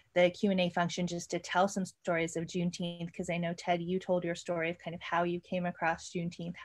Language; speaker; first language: English; native; English